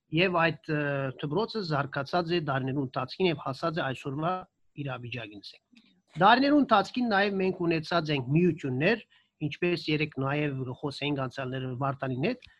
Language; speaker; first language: Armenian; early bilingual, heritage; Armenian